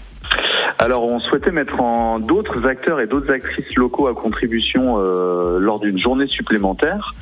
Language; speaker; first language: French; native; French